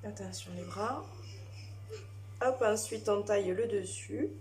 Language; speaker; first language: French; native; French